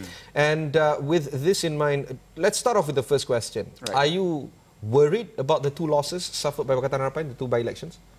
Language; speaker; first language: English; non-native, local second language; Malay